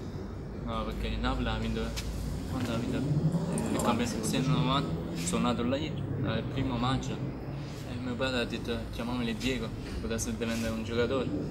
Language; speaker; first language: Italian; early bilingual, heritage; German